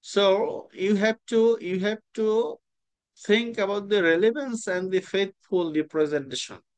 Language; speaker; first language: English; non-native, local second language; Bangla